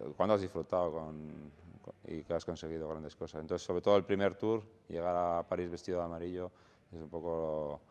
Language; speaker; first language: Spanish; native; Spanish